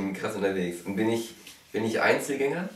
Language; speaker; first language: German; native; German